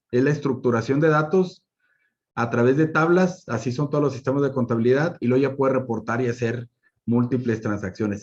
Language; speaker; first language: Spanish; native; Spanish